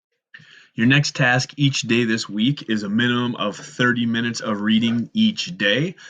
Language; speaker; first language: English; native; English